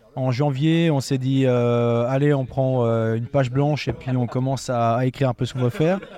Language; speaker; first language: French; native; French